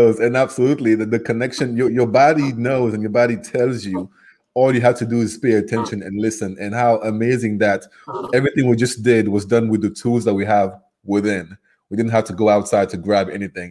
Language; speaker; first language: English; non-native, local second language; French